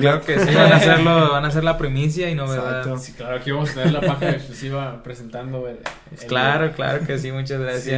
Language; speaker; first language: Spanish; native; Spanish